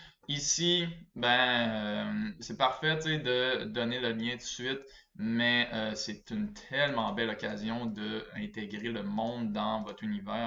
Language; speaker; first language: French; native; French